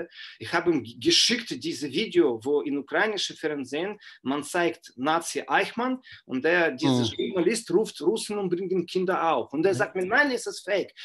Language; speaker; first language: German; non-native, fluent; Russian